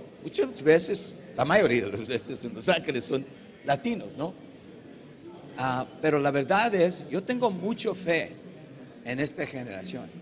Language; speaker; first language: Spanish; early bilingual, heritage; English